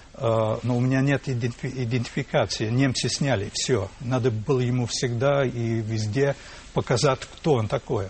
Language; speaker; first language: Russian; non-native, fluent; English